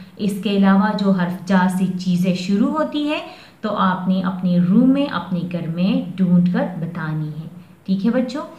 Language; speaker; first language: Urdu; non-native, local second language; Pashto